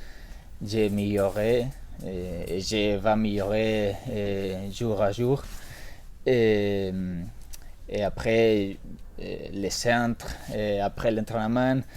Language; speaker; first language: French; non-native, learner; Spanish